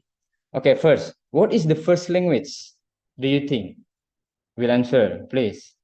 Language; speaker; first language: English; non-native, fluent; Indonesian